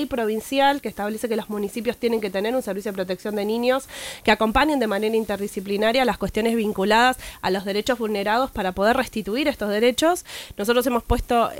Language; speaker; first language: Spanish; native; Spanish